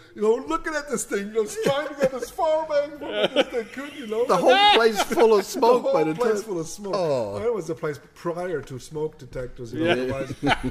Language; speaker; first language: English; non-native, fluent; German